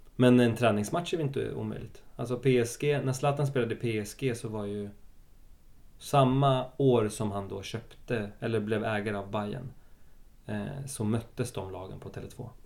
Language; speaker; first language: Swedish; early bilingual, other home language; Spanish